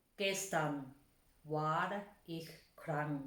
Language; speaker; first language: German; non-native, fluent; Thai